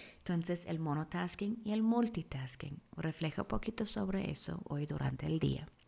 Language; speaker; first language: Spanish; non-native, fluent; German